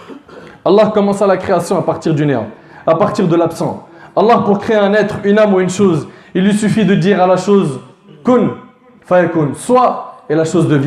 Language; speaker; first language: French; native; French